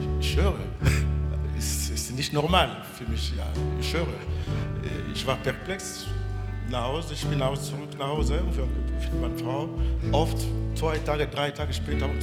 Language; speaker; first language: German; non-native, learner; French